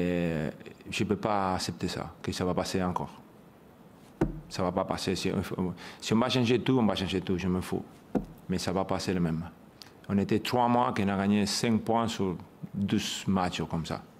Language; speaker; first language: French; non-native, fluent; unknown